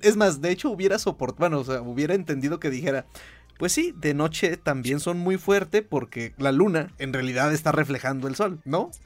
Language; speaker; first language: Spanish; native; Spanish